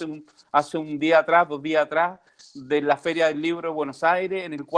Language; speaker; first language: Spanish; native; Spanish